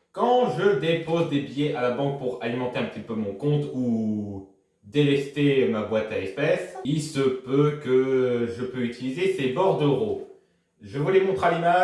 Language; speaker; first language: French; native; French